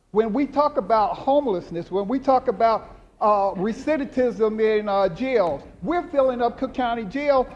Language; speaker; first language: English; native; English